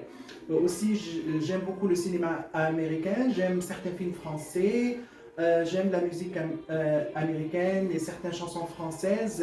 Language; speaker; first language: French; non-native, fluent; Arabic